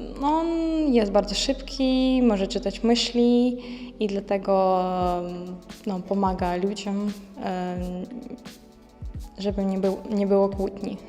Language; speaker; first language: Polish; non-native, learner; Ukrainian